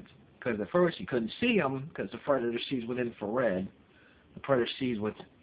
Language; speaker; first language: English; native; English